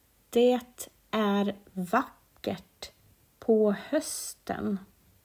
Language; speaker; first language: Swedish; non-native, learner; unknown